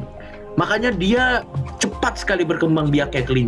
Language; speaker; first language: Indonesian; native; Indonesian